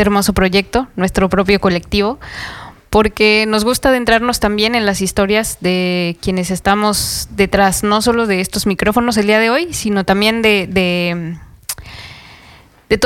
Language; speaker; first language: Spanish; native; Spanish